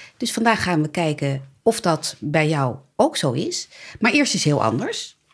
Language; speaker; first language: Dutch; native; Dutch